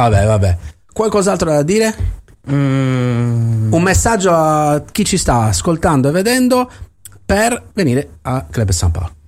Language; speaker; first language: Italian; native; Italian